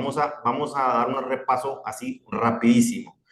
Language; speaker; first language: Spanish; native; Spanish